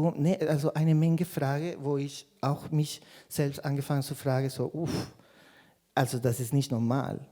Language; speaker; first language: German; non-native, fluent; Spanish